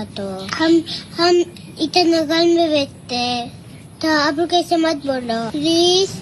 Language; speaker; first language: Hindi; non-native, local second language; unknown